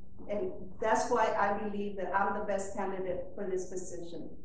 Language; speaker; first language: English; early bilingual, other home language; Spanish